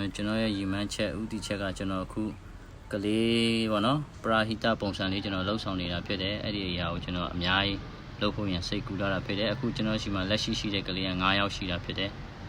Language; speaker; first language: Burmese; non-native, local second language; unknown